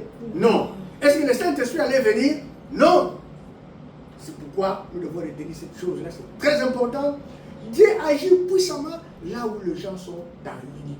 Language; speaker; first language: French; non-native, local second language; Lingala